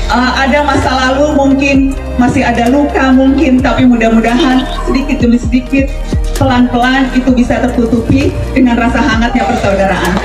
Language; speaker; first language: Indonesian; native; Indonesian